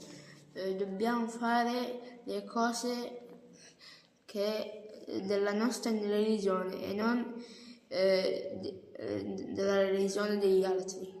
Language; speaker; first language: Italian; early bilingual, other home language; Bangla